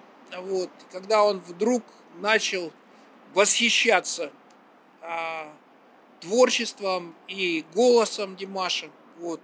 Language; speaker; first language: Russian; native; Russian